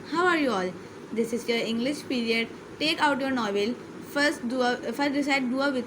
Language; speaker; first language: English; non-native, local second language; Urdu